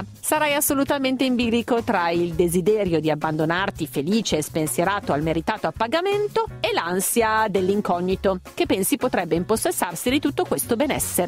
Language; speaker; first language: Italian; native; Italian